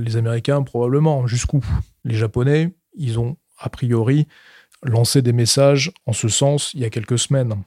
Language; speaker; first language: French; native; French